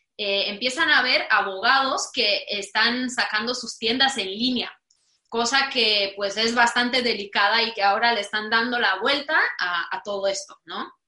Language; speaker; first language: Spanish; non-native, fluent; Romanian